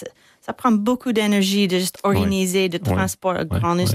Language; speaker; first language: French; non-native, fluent; English